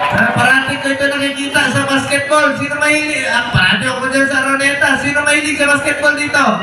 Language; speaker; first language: Filipino; non-native, local second language; Cebuano